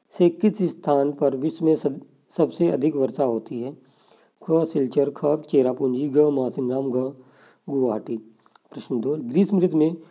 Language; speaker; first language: Hindi; native; Hindi